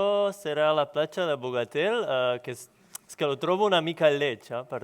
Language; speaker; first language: Catalan; non-native, local second language; Spanish